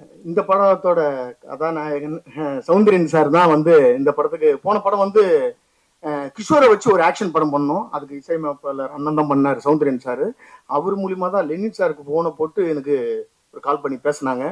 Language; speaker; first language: Tamil; native; Tamil